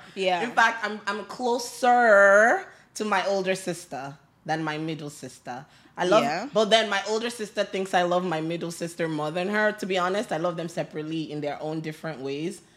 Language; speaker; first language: English; non-native, local second language; Yoruba